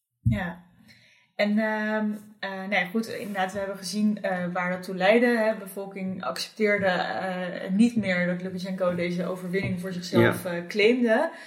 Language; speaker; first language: Dutch; native; Dutch